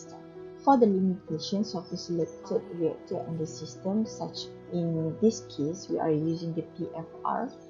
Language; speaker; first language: English; non-native, local second language; Malay